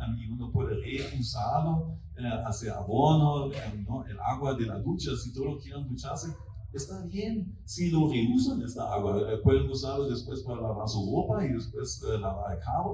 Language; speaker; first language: Spanish; non-native, fluent; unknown